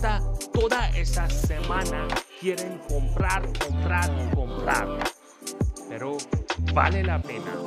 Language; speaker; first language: Spanish; non-native, fluent; Hindi